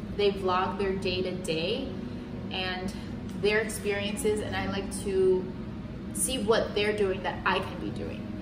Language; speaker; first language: English; early bilingual, other home language; Spanish